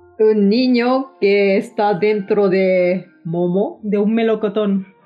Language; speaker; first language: Spanish; non-native, fluent; Japanese